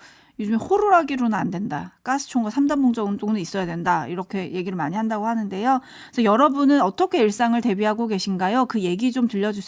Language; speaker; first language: Korean; native; Korean